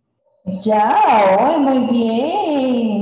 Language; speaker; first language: Spanish; native; Spanish